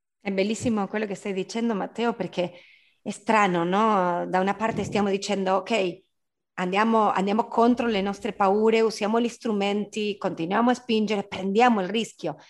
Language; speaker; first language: Italian; non-native, fluent; Spanish